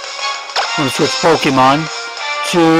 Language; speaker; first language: English; native; English